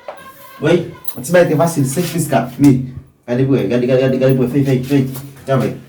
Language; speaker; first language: French; non-native, local second language; Haitian Creole